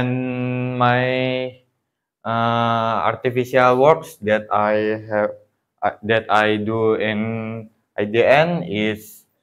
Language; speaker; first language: English; non-native, learner; Indonesian